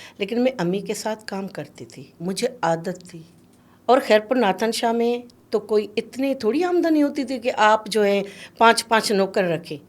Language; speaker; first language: Urdu; non-native, local second language; Sindhi